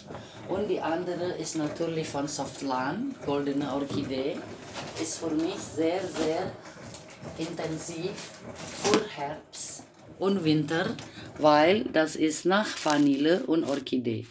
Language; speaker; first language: German; non-native, fluent; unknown